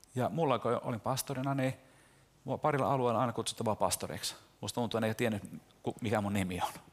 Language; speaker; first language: Finnish; early bilingual, heritage; Finnish